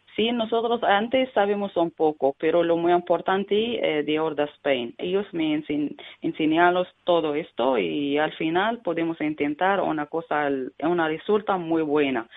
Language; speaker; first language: Spanish; non-native, learner; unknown